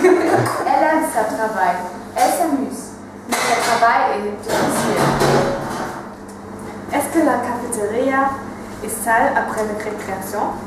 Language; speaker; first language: French; non-native, learner; German